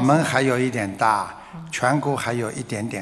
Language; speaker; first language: Chinese; non-native, local second language; Wu Chinese